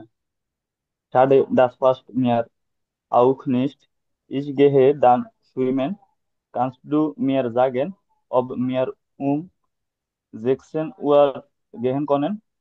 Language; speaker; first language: German; non-native, learner; Bangla